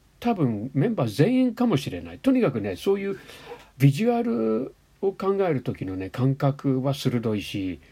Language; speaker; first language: Japanese; non-native, fluent; English